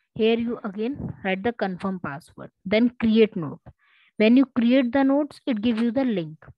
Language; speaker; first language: English; non-native, local second language; Hindi